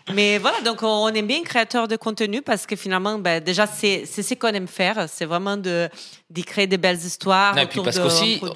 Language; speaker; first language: French; non-native, fluent; Portuguese